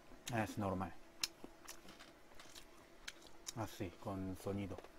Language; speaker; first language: Spanish; non-native, learner; Korean